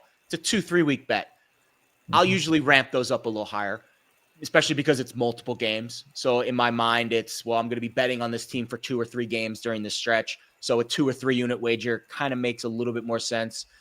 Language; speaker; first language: English; native; English